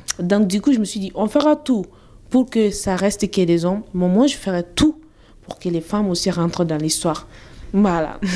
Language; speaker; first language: French; non-native, local second language; Bambara